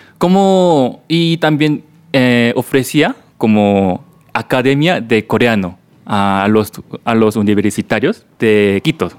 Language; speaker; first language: Spanish; non-native, learner; Korean